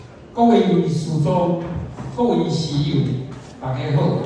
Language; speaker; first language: Chinese; native; Chinese